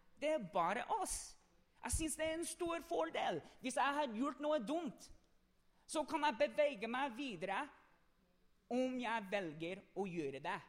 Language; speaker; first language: Norwegian; non-native, fluent; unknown